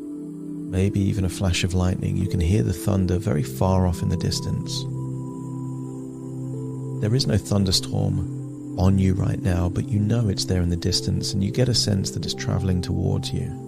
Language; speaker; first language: English; native; English